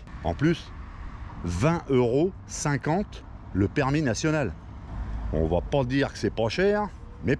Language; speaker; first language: French; native; French